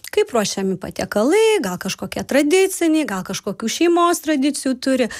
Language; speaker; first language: Lithuanian; native; Lithuanian